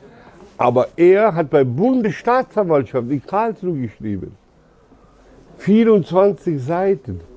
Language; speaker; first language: German; early bilingual, other home language; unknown